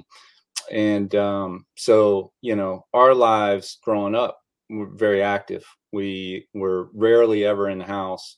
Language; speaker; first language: English; native; English